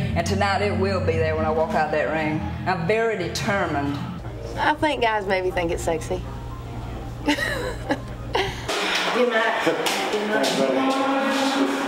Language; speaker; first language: English; native; English